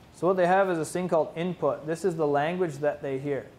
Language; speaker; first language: English; native; English